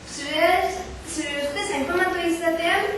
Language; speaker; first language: Basque; non-native, local second language; Spanish